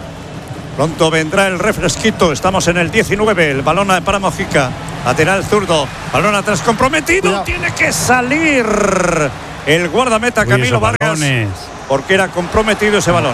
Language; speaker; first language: Spanish; native; Spanish